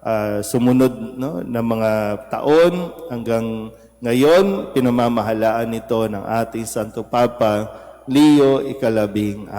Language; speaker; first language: Filipino; native; Filipino